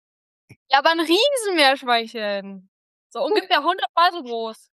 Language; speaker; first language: German; native; German